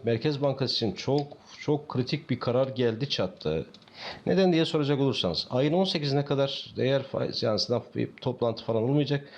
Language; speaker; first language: Turkish; native; Turkish